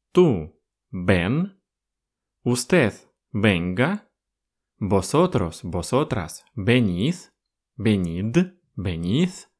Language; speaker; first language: Spanish; non-native, fluent; Russian